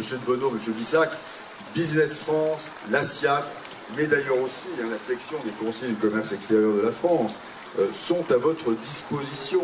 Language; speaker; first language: French; native; French